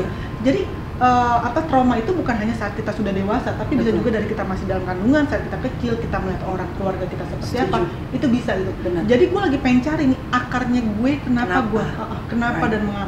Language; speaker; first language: Indonesian; native; Indonesian